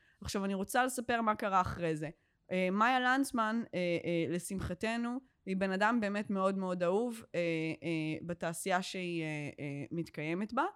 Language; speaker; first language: Hebrew; native; Hebrew